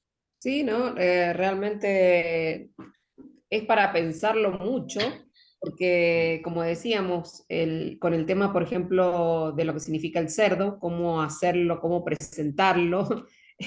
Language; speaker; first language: Spanish; native; Spanish